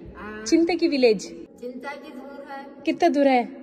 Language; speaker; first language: Hindi; non-native, local second language; Kannada